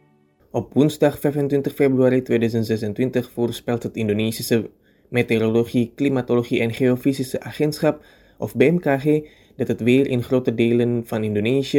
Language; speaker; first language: Dutch; non-native, fluent; Indonesian